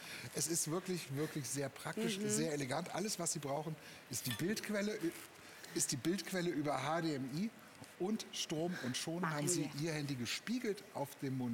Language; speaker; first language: German; native; German